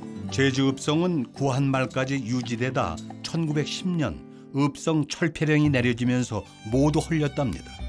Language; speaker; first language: Korean; native; Korean